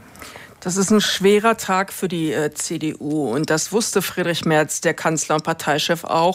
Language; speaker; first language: German; native; German